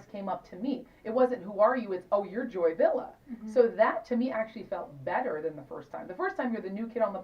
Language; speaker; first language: English; native; English